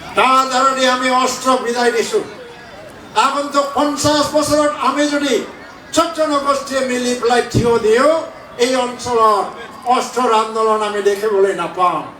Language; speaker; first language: Assamese; non-native, local second language; Bodo